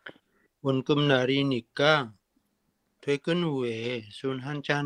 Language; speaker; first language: Korean; non-native, learner; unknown